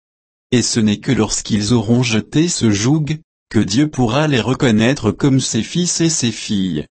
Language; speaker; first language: French; native; French